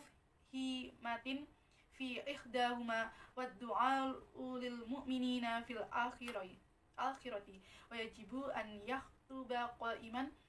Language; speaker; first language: Arabic; non-native, learner; Indonesian